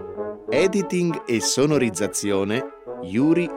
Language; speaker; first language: Italian; native; Italian